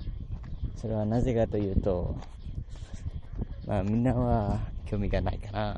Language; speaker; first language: Japanese; non-native, learner; Malay